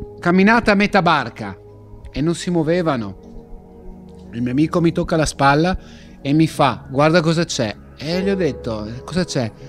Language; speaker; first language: Italian; native; Italian